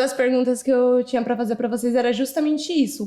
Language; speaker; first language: Portuguese; native; Portuguese